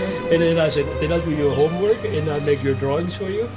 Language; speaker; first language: English; non-native, fluent; German